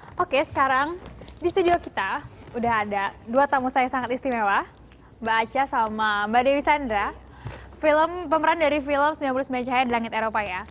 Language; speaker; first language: Indonesian; native; Indonesian